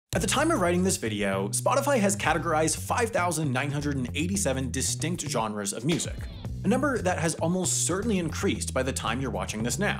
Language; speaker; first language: English; native; English